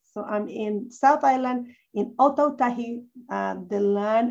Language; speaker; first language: English; non-native, fluent; Spanish